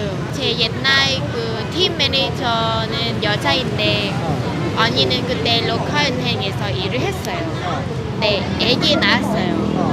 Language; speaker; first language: Korean; non-native, fluent; Vietnamese